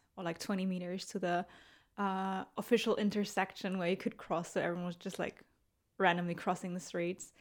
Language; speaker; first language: English; non-native, fluent; German